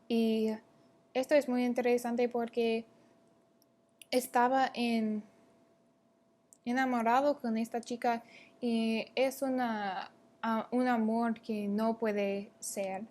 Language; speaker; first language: Spanish; non-native, learner; English